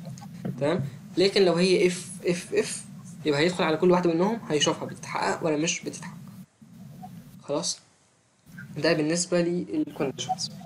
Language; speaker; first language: Arabic; native; Arabic